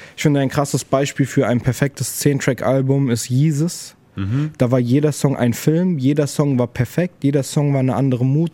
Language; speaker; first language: German; native; German